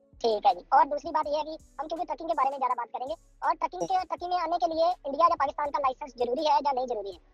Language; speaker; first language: Hindi; non-native, local second language; Punjabi